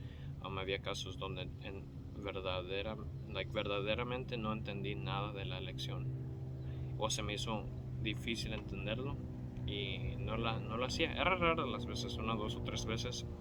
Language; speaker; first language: Spanish; early bilingual, heritage; Spanish